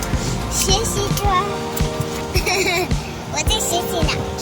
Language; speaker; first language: Chinese; early bilingual, heritage; Chinese